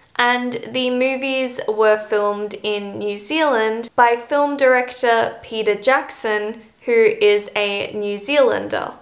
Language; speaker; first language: English; native; English